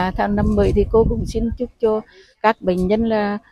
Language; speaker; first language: Vietnamese; native; Vietnamese